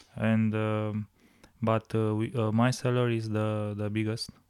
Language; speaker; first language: English; non-native, learner; Romanian